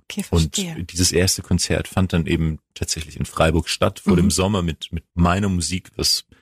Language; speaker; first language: German; non-native, fluent; Greek